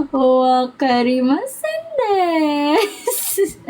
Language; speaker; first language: Japanese; non-native, learner; Filipino